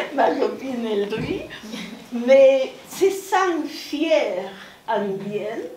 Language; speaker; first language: French; non-native, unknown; Spanish